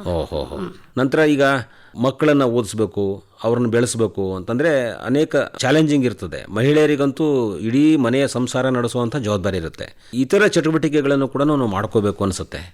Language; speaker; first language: Kannada; native; Kannada